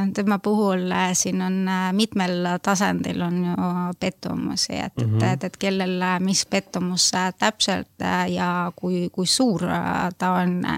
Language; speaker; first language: Estonian; non-native, local second language; Russian